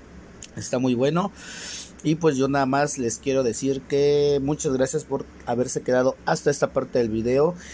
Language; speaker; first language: Spanish; native; Spanish